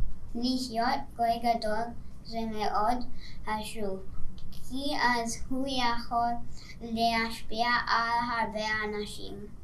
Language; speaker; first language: Hebrew; non-native, learner; English